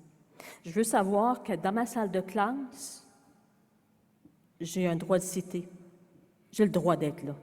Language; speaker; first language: French; native; French